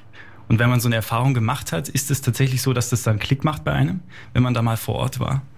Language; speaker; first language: German; native; German